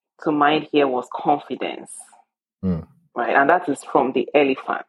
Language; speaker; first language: English; non-native, local second language; Yoruba